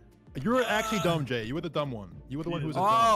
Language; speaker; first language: English; native; English